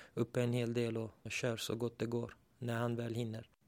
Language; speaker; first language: Swedish; early bilingual, other home language; Turkish